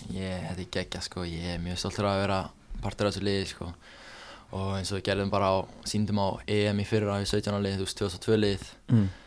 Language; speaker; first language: Icelandic; native; Icelandic